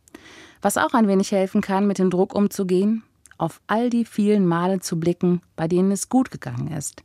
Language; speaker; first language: German; native; German